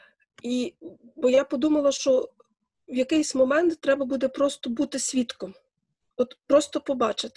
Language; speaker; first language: Ukrainian; native; Ukrainian